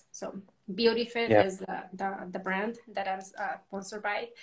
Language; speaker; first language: English; non-native, fluent; Spanish